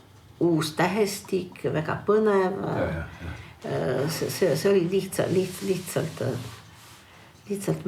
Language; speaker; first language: Estonian; non-native, fluent; French